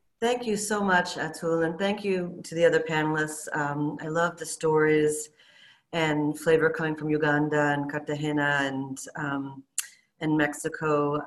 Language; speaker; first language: English; native; English